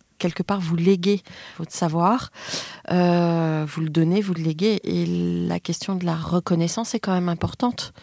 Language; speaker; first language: French; native; French